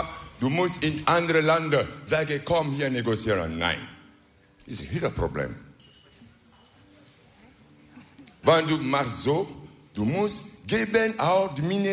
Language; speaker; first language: Dutch; non-native, learner; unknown